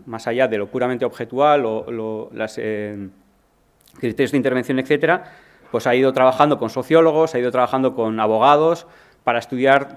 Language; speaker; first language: Spanish; native; Spanish